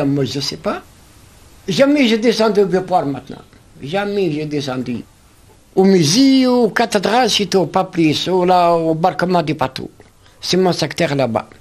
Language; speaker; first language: French; non-native, learner; Arabic